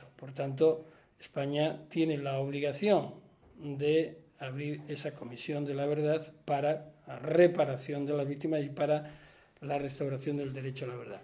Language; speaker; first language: Spanish; native; Spanish